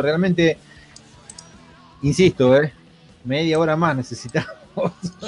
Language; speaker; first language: Spanish; native; Spanish